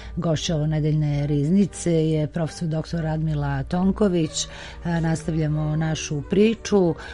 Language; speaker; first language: Serbian; native; Serbian